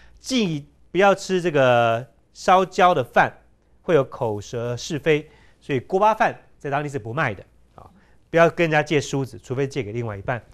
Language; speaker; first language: Chinese; native; Chinese